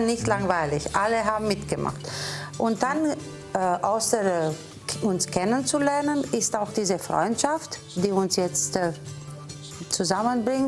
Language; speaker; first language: German; non-native, fluent; Romanian